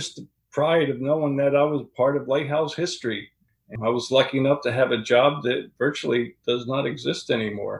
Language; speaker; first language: English; native; English